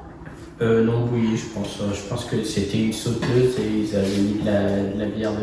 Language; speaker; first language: French; native; French